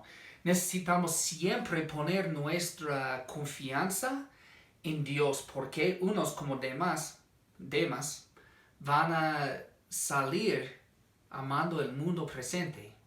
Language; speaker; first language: Spanish; non-native, fluent; English